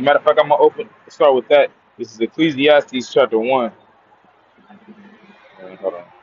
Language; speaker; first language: English; native; English